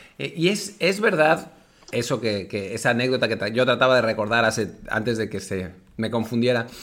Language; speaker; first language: Spanish; native; Spanish